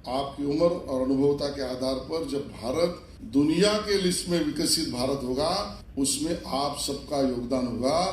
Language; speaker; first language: Hindi; non-native, local second language; Marathi